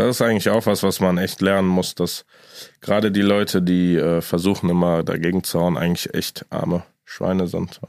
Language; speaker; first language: German; native; German